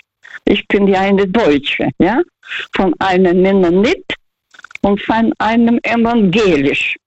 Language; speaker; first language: German; non-native, fluent; Russian